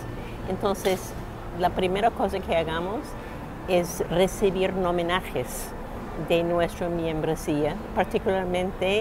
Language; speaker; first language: Spanish; non-native, fluent; English